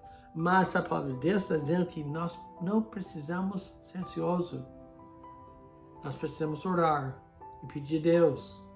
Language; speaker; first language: Portuguese; non-native, fluent; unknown